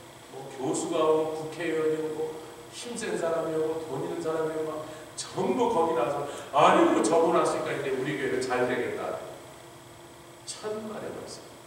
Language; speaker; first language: Korean; native; Korean